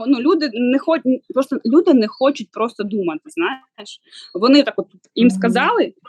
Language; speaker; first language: Ukrainian; non-native, local second language; Russian